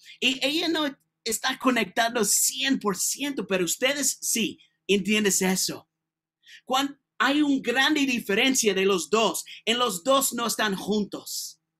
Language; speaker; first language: Spanish; non-native, learner; English